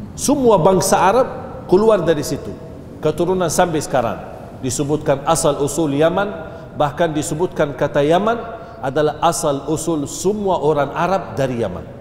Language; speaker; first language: Malay; non-native, fluent; Arabic